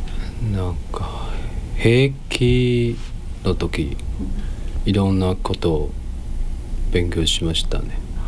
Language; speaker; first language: Japanese; non-native, learner; Chinese